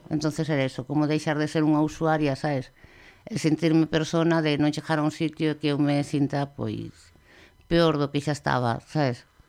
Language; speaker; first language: Galician; native; Galician